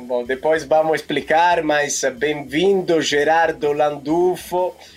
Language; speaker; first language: Portuguese; non-native, fluent; Italian